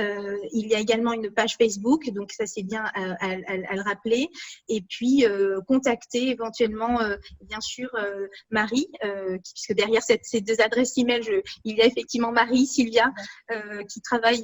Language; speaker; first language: French; native; French